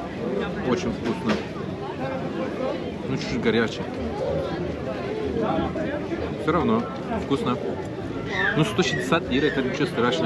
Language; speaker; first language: Russian; non-native, learner; Turkish